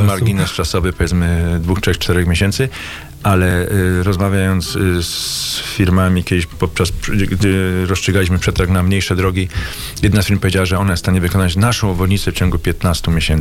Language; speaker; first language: Polish; native; Polish